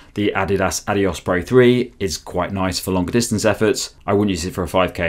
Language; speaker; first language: English; native; English